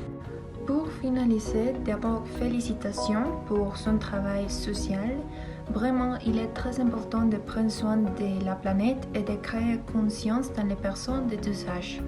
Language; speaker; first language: French; non-native, learner; Spanish